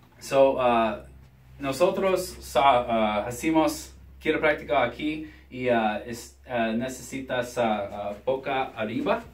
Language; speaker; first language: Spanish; non-native, learner; English